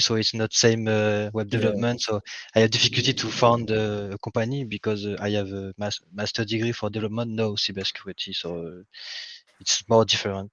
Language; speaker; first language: English; non-native, learner; French